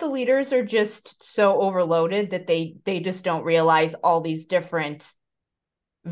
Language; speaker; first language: English; native; English